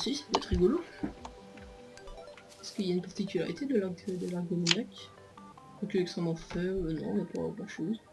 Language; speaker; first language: French; native; French